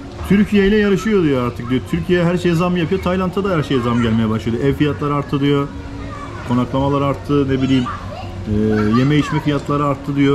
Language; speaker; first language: Turkish; native; Turkish